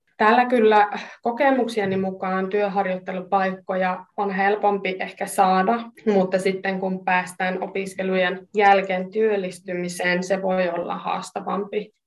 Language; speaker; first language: Finnish; non-native, fluent; Hungarian